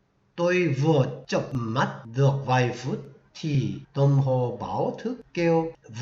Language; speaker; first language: Vietnamese; non-native, fluent; Korean